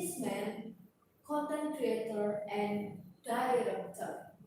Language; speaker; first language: English; non-native, learner; Indonesian